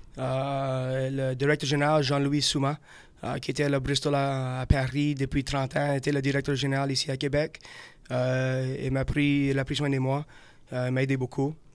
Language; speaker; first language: French; non-native, fluent; English